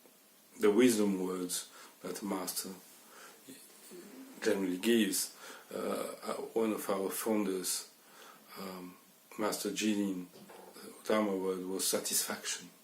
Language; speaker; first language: English; non-native, fluent; French